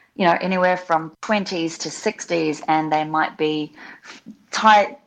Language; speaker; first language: English; native; English